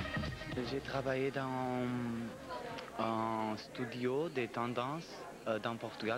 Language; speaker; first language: French; non-native, learner; Portuguese